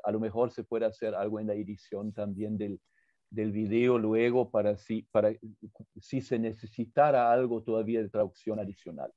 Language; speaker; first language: Spanish; early bilingual, other home language; German